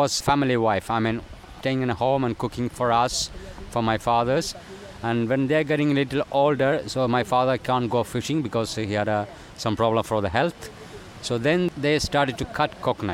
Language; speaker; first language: English; non-native, local second language; Malayalam